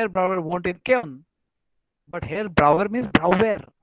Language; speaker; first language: German; non-native, fluent; Marathi